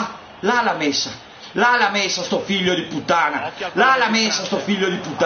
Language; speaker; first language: Italian; native; Italian